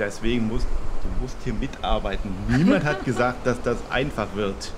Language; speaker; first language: German; native; German